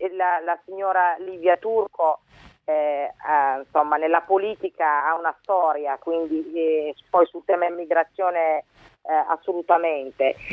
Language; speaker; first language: Italian; early bilingual, other home language; Arabic